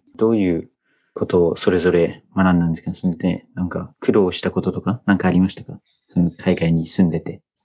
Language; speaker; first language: Japanese; non-native, fluent; English